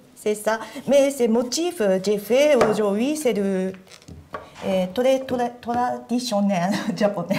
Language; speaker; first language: French; non-native, learner; Japanese